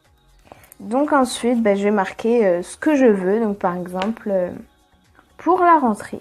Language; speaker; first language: French; native; French